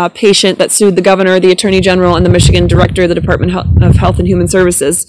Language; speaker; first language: English; native; English